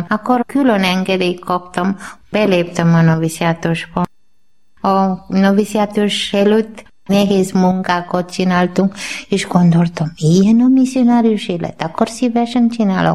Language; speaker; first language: Hungarian; non-native, learner; Malayalam